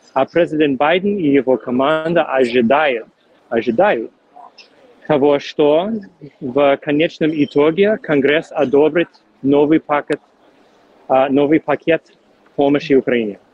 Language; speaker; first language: Russian; non-native, fluent; English